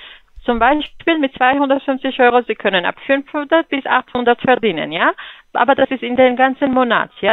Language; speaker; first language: German; non-native, fluent; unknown